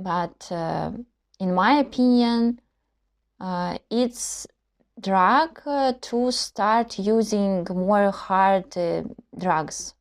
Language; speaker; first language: English; non-native, learner; Russian